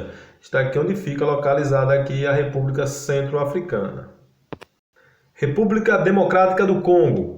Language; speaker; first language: Portuguese; native; Portuguese